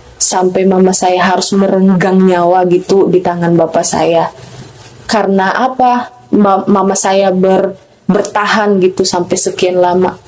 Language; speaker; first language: Indonesian; non-native, local second language; Batak Toba